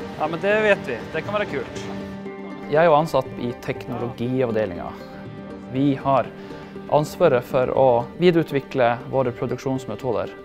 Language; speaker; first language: Norwegian; native; Norwegian